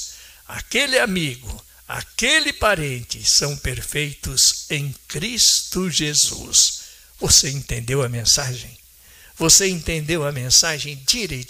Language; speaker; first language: Portuguese; native; Portuguese